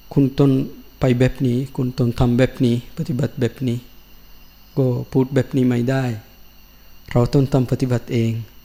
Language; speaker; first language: Thai; non-native, learner; Sinhala